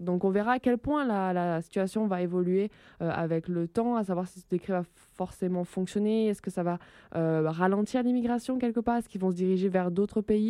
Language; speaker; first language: French; native; French